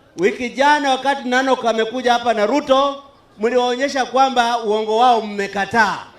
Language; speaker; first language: Swahili; non-native, local second language; Luyia